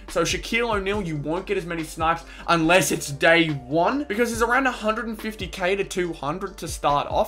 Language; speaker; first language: English; native; English